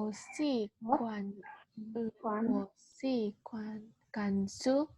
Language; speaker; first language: Chinese; non-native, learner; Indonesian